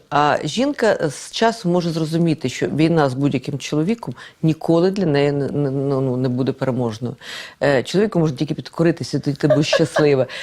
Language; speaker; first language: Ukrainian; non-native, local second language; Russian